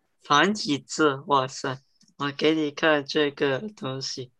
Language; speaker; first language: Chinese; early bilingual, heritage; Chinese